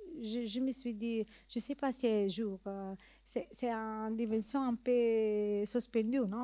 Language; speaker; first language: French; non-native, learner; Italian